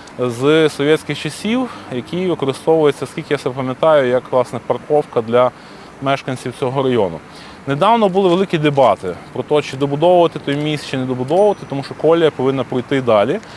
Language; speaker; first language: Ukrainian; native; Ukrainian